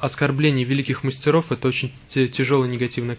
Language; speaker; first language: Russian; native; Russian